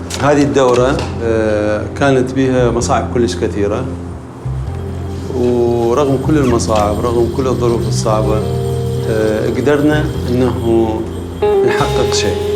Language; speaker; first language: Arabic; native; Arabic